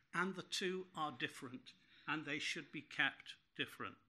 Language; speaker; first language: English; native; English